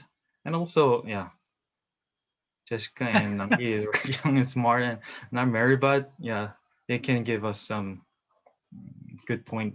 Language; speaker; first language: English; non-native, learner; Korean